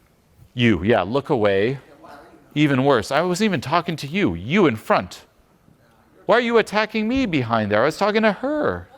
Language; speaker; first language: English; non-native, fluent; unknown